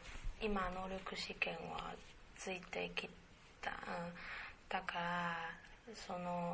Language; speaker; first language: Japanese; non-native, learner; Chinese